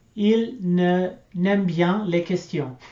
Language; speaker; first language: French; non-native, learner; English